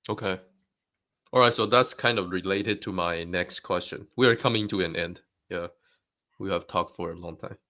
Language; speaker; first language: English; non-native, fluent; Chinese